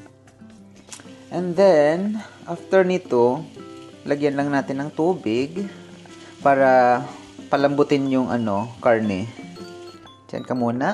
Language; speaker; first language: Filipino; native; Filipino